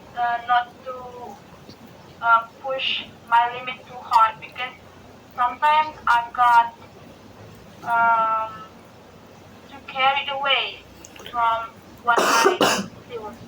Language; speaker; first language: English; non-native, learner; Indonesian